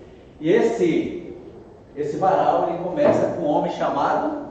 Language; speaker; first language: Portuguese; native; Portuguese